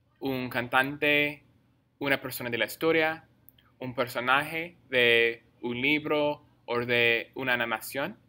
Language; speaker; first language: Spanish; non-native, fluent; English